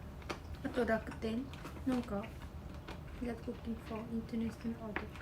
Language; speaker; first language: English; non-native, learner; Vietnamese